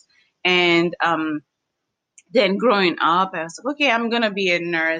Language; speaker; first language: English; native; English